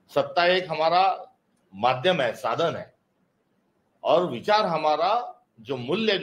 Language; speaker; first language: Hindi; non-native, local second language; Marathi